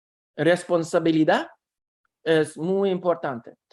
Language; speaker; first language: Spanish; non-native, learner; Russian